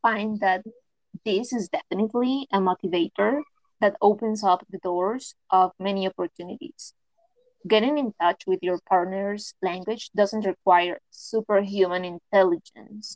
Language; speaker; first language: English; non-native, fluent; Spanish